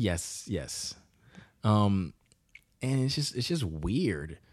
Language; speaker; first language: English; native; English